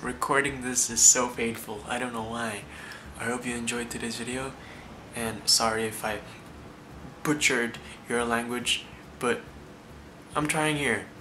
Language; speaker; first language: English; early bilingual, other home language; Indonesian